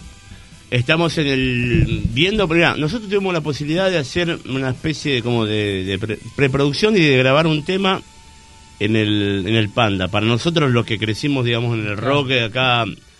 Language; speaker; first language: Spanish; native; Spanish